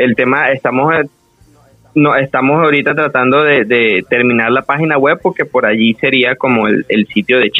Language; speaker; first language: Spanish; native; Spanish